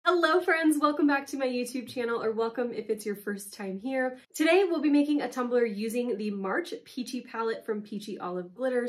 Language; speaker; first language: English; native; English